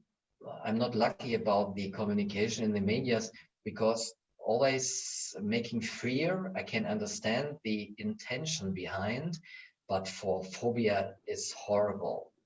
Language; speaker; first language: English; non-native, learner; German